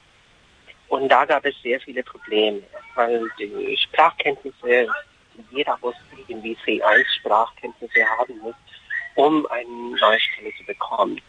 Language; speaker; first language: German; non-native, fluent; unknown